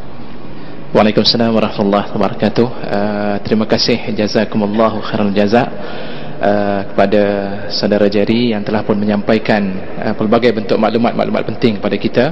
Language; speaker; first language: Malay; native; Malay